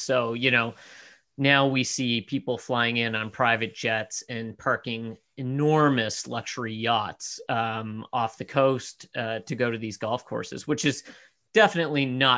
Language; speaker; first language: English; native; English